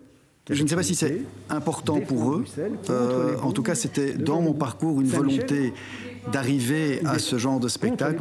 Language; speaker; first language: French; native; French